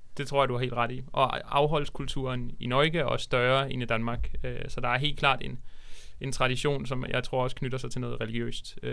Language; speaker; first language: Danish; native; Danish